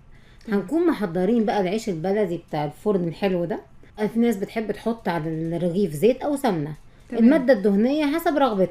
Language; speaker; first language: Arabic; native; Arabic